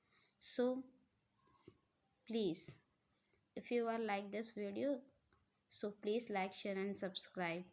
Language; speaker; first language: English; non-native, learner; Hindi